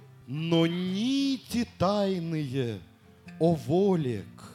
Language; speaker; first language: Russian; native; Russian